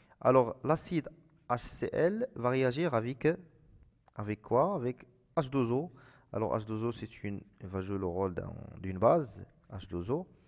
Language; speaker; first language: French; non-native, local second language; Arabic